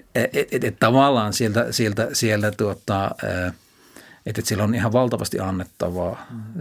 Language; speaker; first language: Finnish; native; Finnish